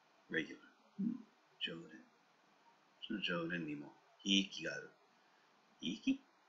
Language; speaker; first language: Japanese; non-native, learner; English